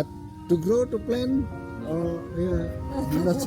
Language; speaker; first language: English; non-native, learner; Indonesian